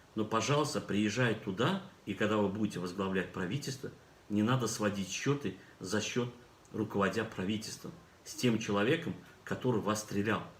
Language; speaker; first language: Russian; non-native, local second language; Turkmen